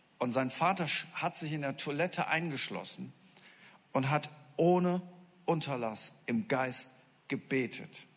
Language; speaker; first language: German; native; German